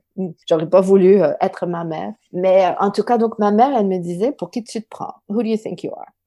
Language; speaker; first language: French; non-native, local second language; English